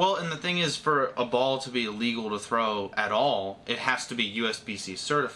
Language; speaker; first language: English; native; English